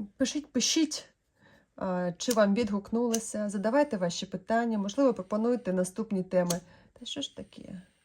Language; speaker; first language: Ukrainian; non-native, local second language; Russian